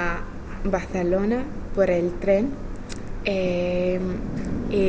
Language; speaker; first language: Spanish; non-native, learner; English